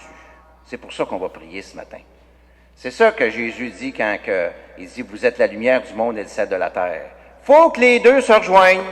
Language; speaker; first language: French; native; French